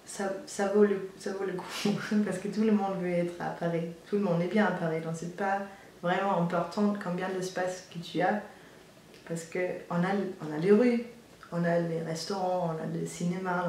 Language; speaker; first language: French; non-native, fluent; Danish